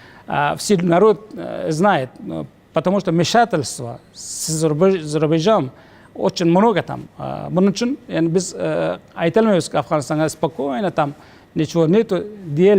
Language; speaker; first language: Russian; non-native, learner; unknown